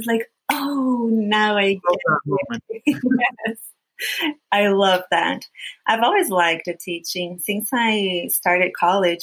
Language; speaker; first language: English; non-native, fluent; Portuguese